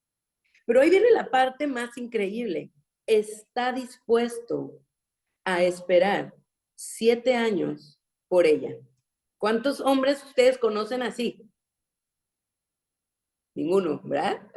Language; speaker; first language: Spanish; native; Spanish